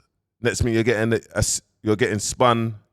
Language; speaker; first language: English; native; English